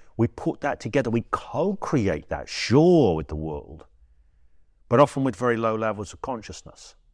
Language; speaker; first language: English; native; English